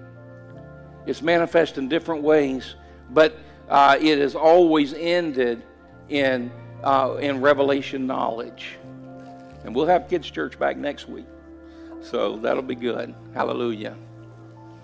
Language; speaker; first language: English; native; English